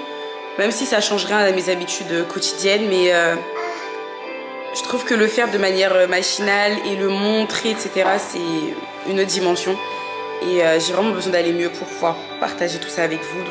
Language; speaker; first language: French; native; French